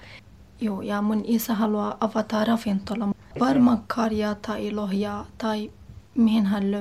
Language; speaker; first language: Finnish; non-native, learner; Arabic